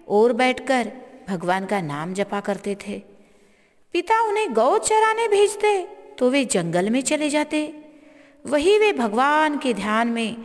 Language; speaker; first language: Hindi; non-native, local second language; Marathi